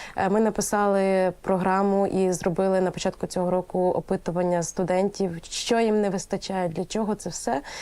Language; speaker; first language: Ukrainian; native; Ukrainian